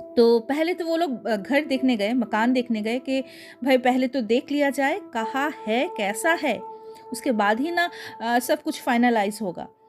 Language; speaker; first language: Hindi; non-native, local second language; Bangla